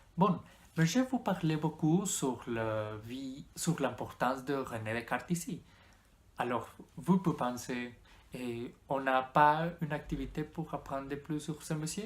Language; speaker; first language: French; non-native, learner; Spanish